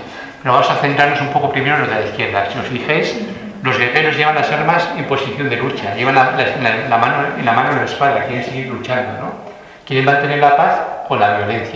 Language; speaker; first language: Spanish; native; Spanish